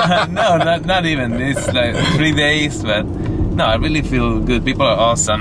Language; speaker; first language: English; non-native, fluent; Italian